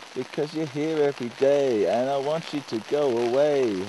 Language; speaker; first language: English; native; English